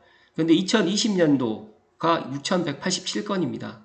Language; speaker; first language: Korean; native; Korean